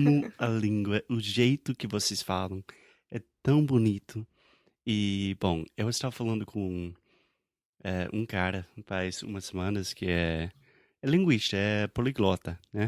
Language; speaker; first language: Portuguese; non-native, fluent; English